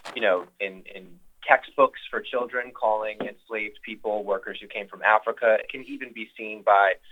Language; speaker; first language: English; native; English